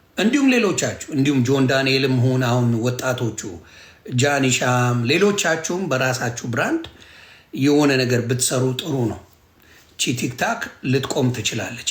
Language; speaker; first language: Amharic; native; Amharic